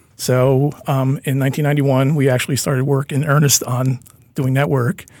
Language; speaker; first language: English; native; English